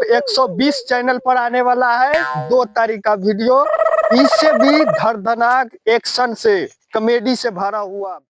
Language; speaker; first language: Hindi; non-native, learner; Bangla